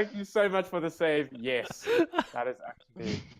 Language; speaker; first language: English; native; English